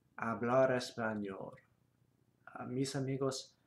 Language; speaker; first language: Spanish; non-native, learner; English